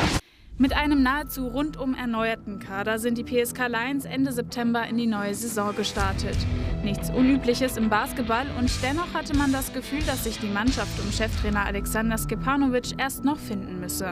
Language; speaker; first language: German; native; German